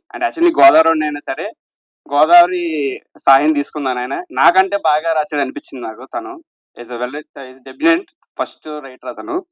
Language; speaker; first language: Telugu; native; Telugu